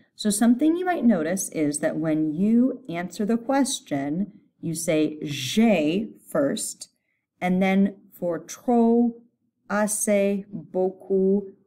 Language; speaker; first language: English; native; English